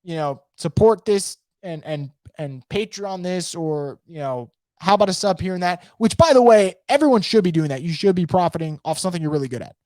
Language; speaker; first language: English; native; English